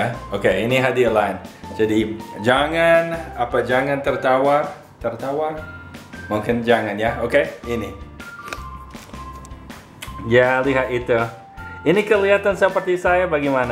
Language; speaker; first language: Indonesian; non-native, fluent; English